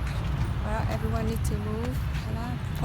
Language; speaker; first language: French; non-native, learner; Vietnamese